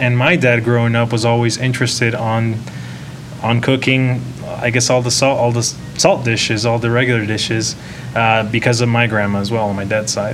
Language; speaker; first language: English; non-native, fluent; Spanish